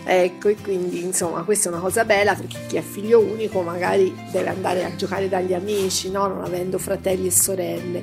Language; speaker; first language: Italian; native; Italian